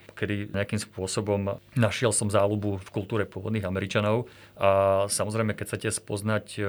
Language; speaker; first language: Slovak; native; Slovak